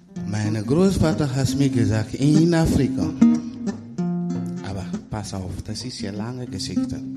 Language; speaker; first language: German; non-native, learner; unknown